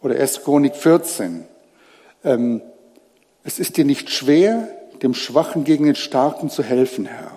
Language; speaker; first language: German; native; German